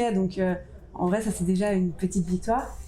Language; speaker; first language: French; native; French